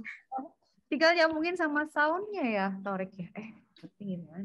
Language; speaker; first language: Indonesian; native; Indonesian